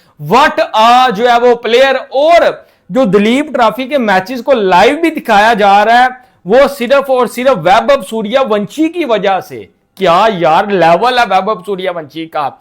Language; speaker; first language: Urdu; non-native, local second language; Punjabi